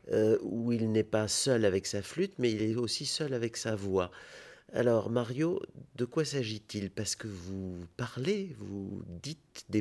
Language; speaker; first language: French; native; French